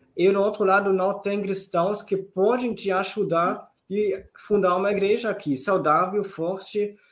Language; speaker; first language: Portuguese; non-native, fluent; German